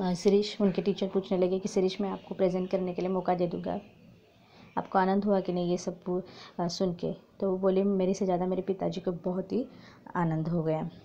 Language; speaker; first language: Hindi; non-native, local second language; Marathi